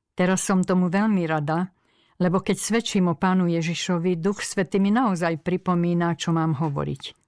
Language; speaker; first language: Slovak; early bilingual, other home language; Hungarian